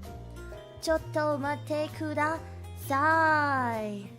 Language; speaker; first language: Japanese; non-native, learner; Indonesian